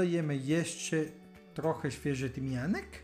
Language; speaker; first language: Polish; non-native, learner; Italian